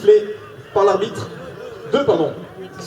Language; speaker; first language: French; native; French